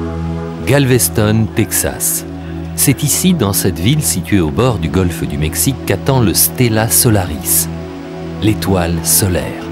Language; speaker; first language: French; native; French